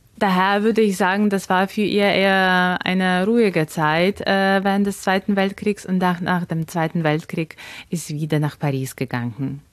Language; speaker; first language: German; non-native, fluent; Ukrainian